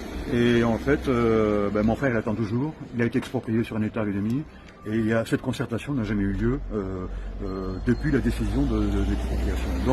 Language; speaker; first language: French; native; French